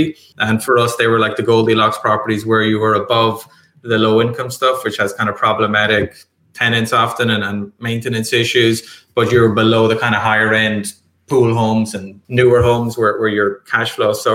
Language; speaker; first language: English; native; English